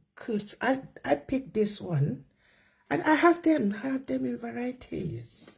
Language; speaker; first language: English; non-native, local second language; Yoruba